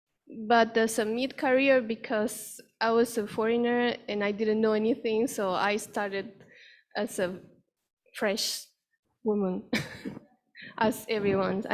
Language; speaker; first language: English; non-native, fluent; Spanish